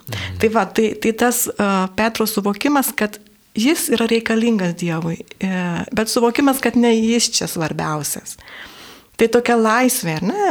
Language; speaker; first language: Lithuanian; native; Lithuanian